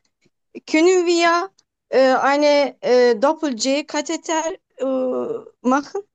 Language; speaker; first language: German; non-native, learner; Turkish